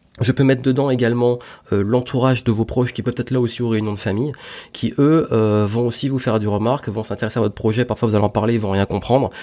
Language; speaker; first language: French; native; French